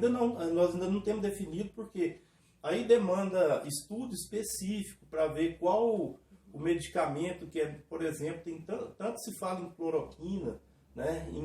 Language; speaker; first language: Portuguese; native; Portuguese